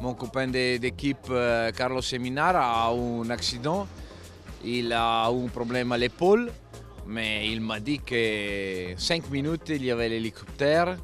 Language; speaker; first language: French; non-native, fluent; Italian